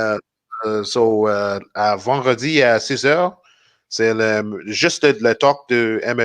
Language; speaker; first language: French; non-native, learner; English